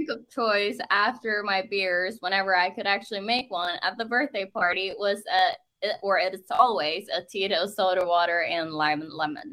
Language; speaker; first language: English; non-native, fluent; Norwegian